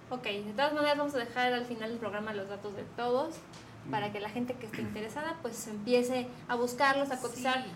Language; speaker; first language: Spanish; native; Spanish